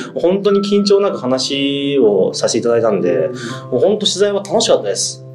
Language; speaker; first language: Japanese; native; Japanese